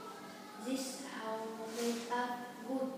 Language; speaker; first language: English; non-native, learner; Vietnamese